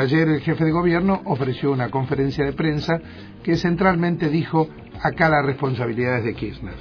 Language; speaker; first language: Spanish; native; Spanish